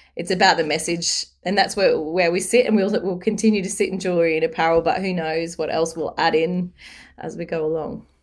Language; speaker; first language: English; native; English